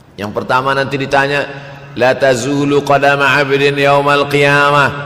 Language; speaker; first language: Malay; native; Malay